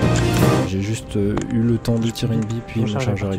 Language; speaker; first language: French; native; French